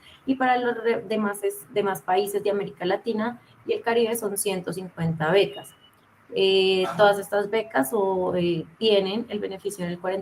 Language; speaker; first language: Spanish; native; Spanish